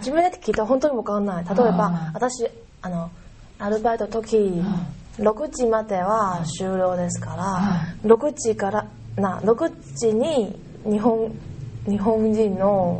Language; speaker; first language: Japanese; non-native, learner; Chinese